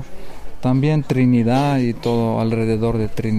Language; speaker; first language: Spanish; non-native, learner; Lithuanian